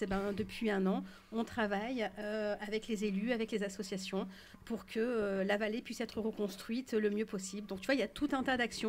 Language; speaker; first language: French; native; French